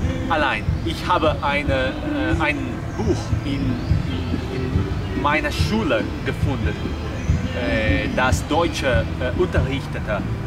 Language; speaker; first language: German; non-native, fluent; Portuguese